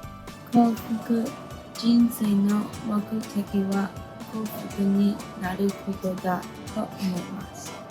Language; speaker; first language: Japanese; non-native, learner; English